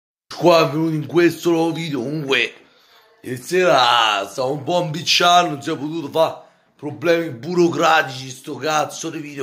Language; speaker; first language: Italian; native; Italian